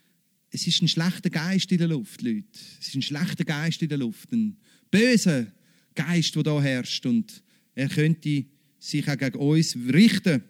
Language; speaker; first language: German; native; German